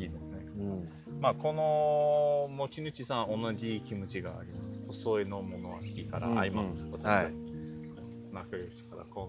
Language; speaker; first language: Japanese; non-native, learner; English